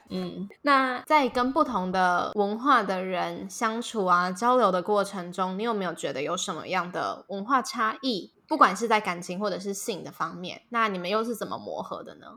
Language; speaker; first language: Chinese; native; Chinese